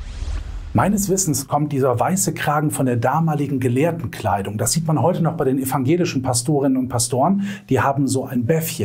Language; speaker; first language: German; native; German